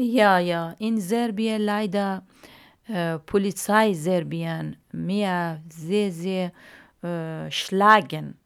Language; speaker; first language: German; non-native, learner; Arabic